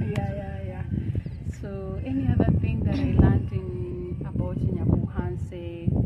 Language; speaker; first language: English; non-native, local second language; Kalenjin